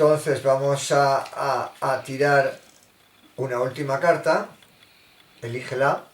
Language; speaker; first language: Spanish; native; Spanish